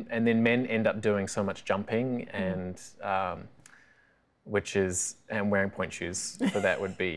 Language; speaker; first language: English; native; English